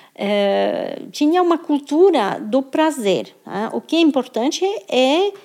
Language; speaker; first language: Portuguese; non-native, fluent; French